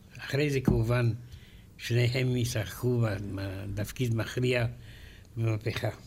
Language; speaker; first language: Hebrew; non-native, fluent; Romanian